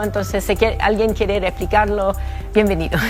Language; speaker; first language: Spanish; non-native, fluent; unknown